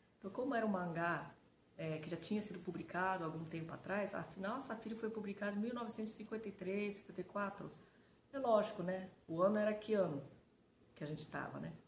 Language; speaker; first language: Portuguese; early bilingual, other home language; Japanese